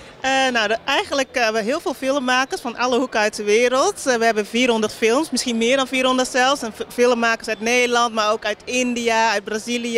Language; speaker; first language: Dutch; native; Dutch